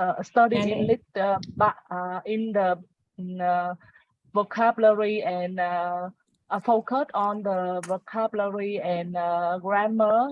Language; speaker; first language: English; non-native, learner; Vietnamese